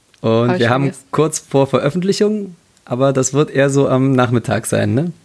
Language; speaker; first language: German; native; German